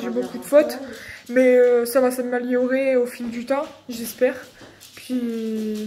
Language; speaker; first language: French; native; French